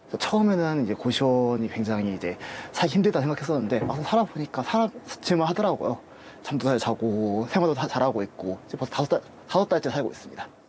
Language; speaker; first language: Korean; native; Korean